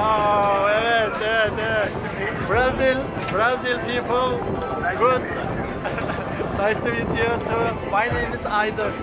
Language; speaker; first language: English; non-native, learner; Turkish